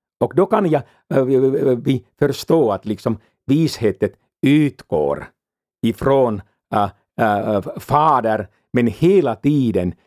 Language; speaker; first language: Swedish; non-native, fluent; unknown